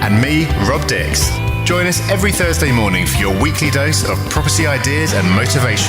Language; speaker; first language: English; native; English